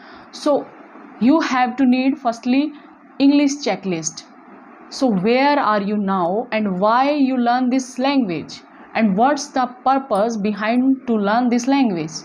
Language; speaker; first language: English; non-native, local second language; Hindi